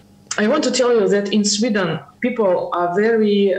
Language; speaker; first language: English; non-native, learner; Ukrainian